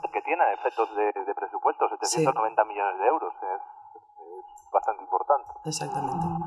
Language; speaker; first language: Spanish; native; Spanish